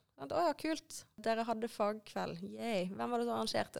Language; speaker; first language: Norwegian; native; Norwegian